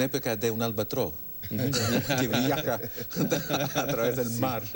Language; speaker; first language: Spanish; non-native, fluent; English